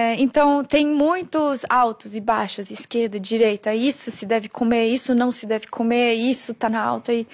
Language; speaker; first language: Portuguese; non-native, fluent; German